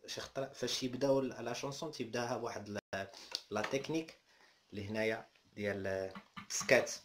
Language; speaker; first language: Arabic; native; Arabic